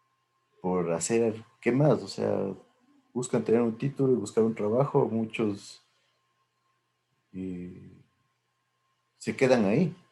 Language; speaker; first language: Spanish; native; Spanish